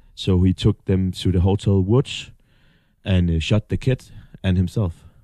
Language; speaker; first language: English; non-native, fluent; Danish